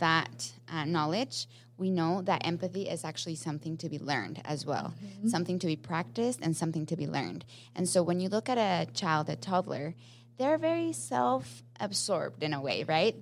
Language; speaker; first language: English; non-native, fluent; Spanish